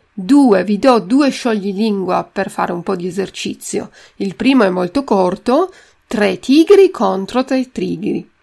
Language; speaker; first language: Italian; native; Italian